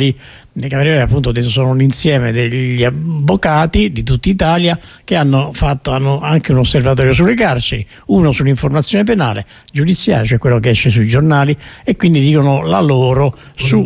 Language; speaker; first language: Italian; native; Italian